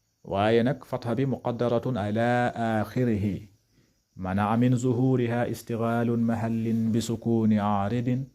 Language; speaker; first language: Arabic; non-native, fluent; Wolof